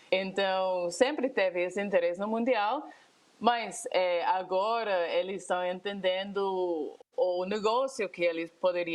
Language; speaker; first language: Portuguese; non-native, fluent; English